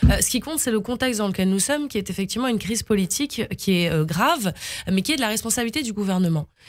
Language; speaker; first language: French; native; French